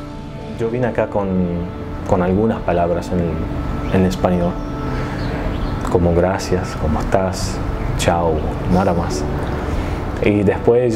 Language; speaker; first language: Spanish; non-native, fluent; Arabic